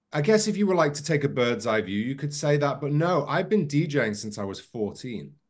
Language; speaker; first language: English; native; English